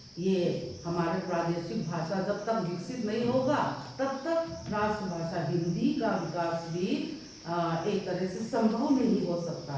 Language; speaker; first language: Hindi; non-native, local second language; Mizo